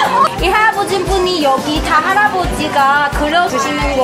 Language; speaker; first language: Korean; non-native, fluent; Chinese